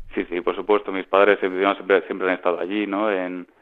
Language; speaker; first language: Spanish; native; Spanish